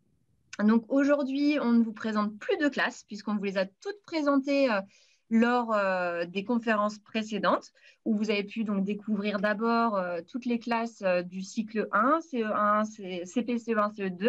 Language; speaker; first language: French; native; French